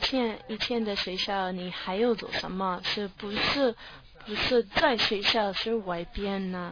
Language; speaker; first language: Chinese; non-native, learner; English